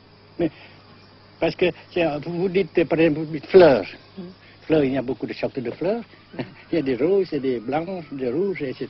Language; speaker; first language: French; non-native, fluent; Vietnamese